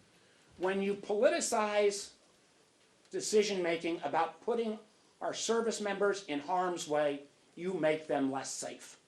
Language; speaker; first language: English; native; English